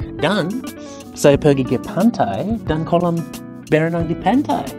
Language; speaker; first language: Indonesian; non-native, learner; English